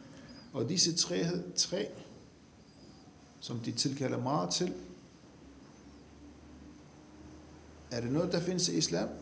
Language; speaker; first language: Danish; non-native, fluent; Arabic